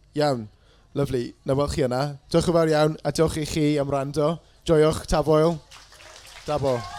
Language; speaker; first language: Welsh; non-native, local second language; English